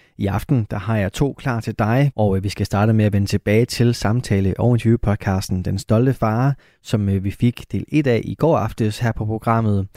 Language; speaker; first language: Danish; native; Danish